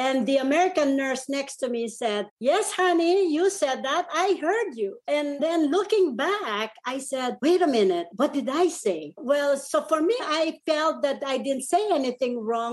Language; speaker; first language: English; non-native, local second language; Pampanga